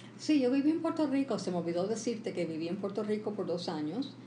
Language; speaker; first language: Spanish; early bilingual, heritage; Spanish